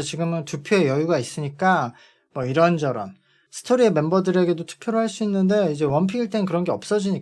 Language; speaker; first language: Korean; native; Korean